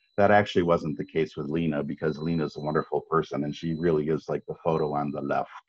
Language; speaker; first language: English; native; English